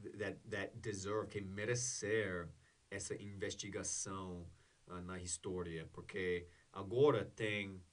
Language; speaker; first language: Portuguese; non-native, learner; English